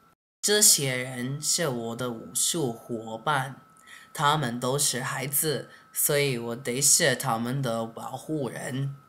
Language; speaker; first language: Chinese; non-native, learner; English